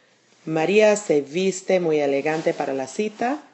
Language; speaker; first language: Spanish; non-native, fluent; English